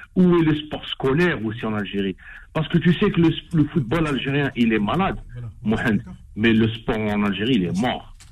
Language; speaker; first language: French; non-native, local second language; Arabic